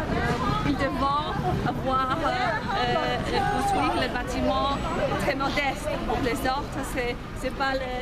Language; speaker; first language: French; non-native, learner; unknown